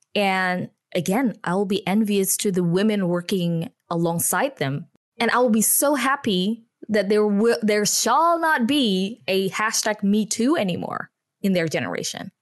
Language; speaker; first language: English; non-native, fluent; Indonesian